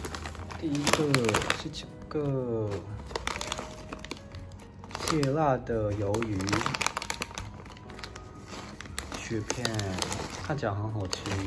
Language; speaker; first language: Chinese; non-native, fluent; Japanese